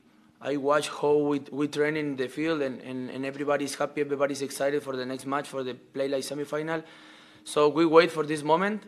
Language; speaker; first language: English; non-native, learner; Spanish